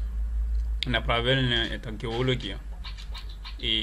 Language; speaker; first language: Russian; non-native, learner; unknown